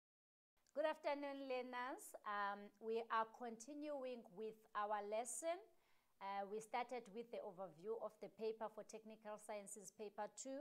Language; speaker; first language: English; non-native, local second language; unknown